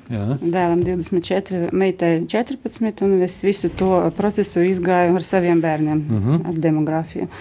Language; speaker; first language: Latvian; non-native, local second language; Russian